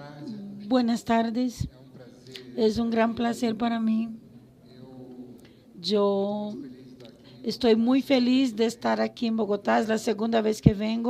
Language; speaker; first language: Spanish; non-native, fluent; Portuguese